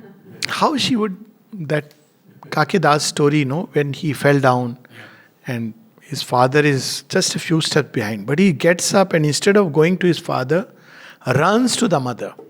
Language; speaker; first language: English; non-native, local second language; Hindi